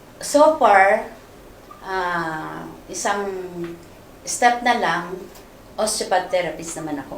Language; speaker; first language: Filipino; native; Filipino